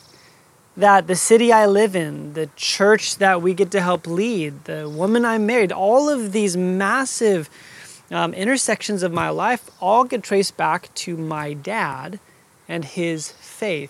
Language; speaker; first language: English; native; English